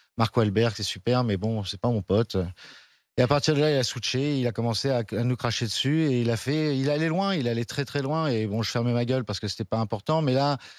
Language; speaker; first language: French; native; French